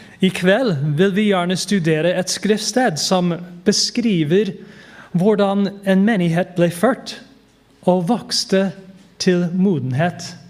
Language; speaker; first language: Norwegian; non-native, fluent; English